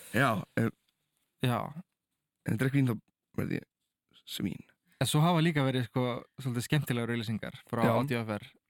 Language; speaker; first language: Icelandic; native; Icelandic